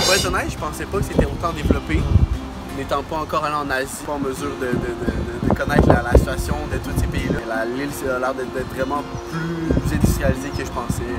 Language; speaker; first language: French; native; French